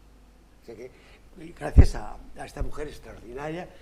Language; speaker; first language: Spanish; native; Spanish